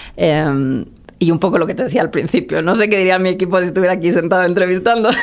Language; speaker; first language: Spanish; early bilingual, other home language; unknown